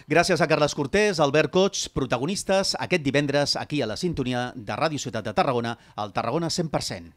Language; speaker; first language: Catalan; native; Catalan